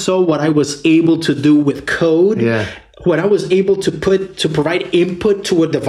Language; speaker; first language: English; non-native, fluent; Spanish